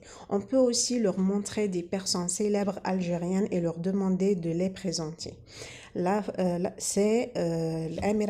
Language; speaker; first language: French; non-native, local second language; Arabic